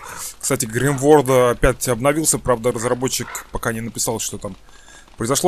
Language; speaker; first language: Russian; native; Russian